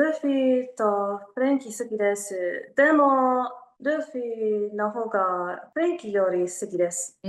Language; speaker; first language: Japanese; non-native, learner; English